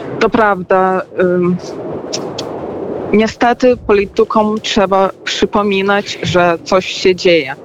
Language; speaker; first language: Polish; non-native, fluent; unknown